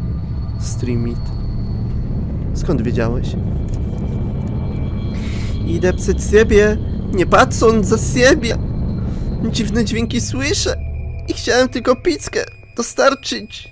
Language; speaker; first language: Polish; native; Polish